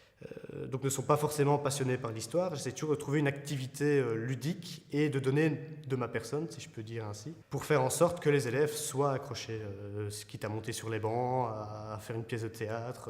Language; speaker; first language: French; native; French